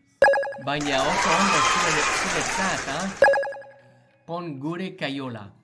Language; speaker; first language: Basque; non-native, learner; English